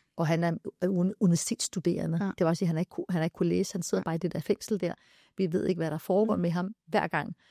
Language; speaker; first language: Danish; early bilingual, other home language; Arabic